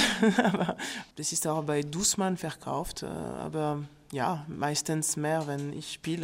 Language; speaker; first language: German; non-native, fluent; French